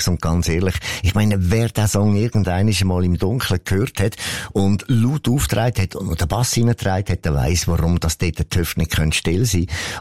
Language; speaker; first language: German; native; German